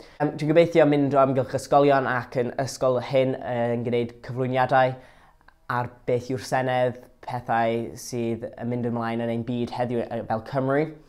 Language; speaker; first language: Welsh; non-native, local second language; English